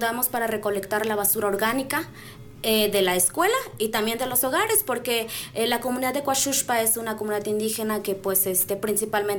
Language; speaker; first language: Spanish; non-native, local second language; Nahuatl languages